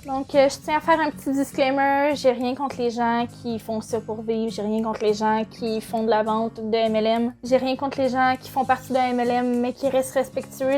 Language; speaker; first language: French; native; French